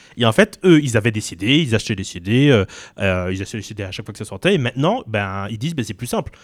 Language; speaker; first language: French; native; French